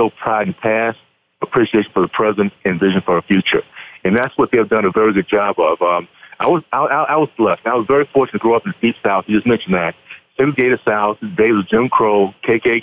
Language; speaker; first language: English; native; English